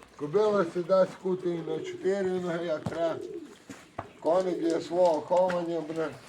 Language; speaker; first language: Ukrainian; native; Ukrainian